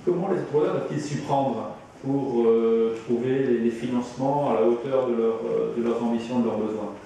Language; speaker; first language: French; native; French